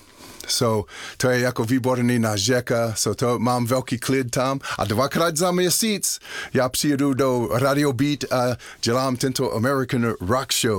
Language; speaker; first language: Czech; non-native, learner; English